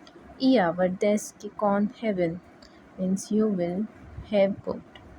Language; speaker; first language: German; non-native, learner; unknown